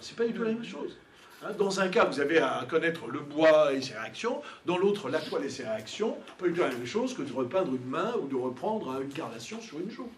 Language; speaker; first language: French; native; French